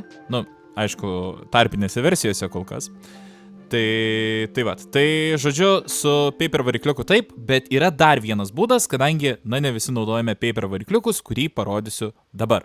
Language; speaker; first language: Lithuanian; native; Lithuanian